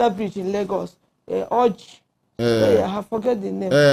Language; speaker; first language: English; non-native, local second language; Igbo